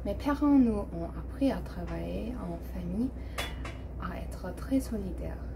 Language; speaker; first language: French; non-native, learner; English